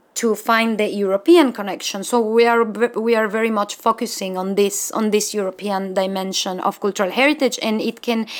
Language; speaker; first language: English; non-native, fluent; Spanish